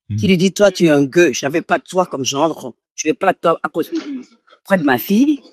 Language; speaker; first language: French; non-native, local second language; Fon